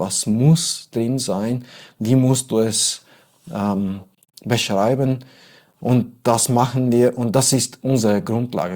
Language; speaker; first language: German; non-native, fluent; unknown